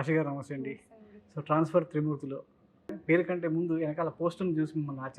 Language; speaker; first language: Telugu; native; Telugu